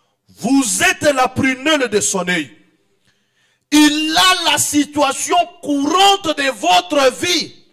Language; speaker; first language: French; non-native, local second language; Swahili